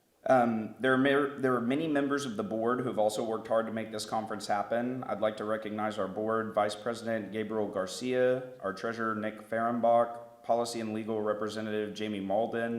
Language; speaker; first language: English; native; English